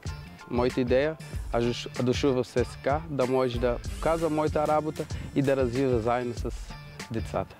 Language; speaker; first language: Bulgarian; non-native, learner; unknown